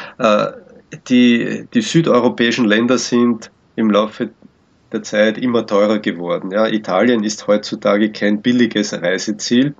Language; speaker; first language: German; native; German